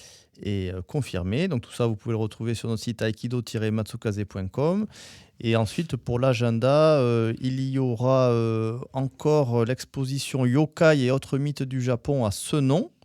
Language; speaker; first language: French; native; French